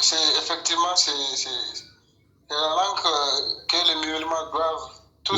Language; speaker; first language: French; non-native, local second language; Bambara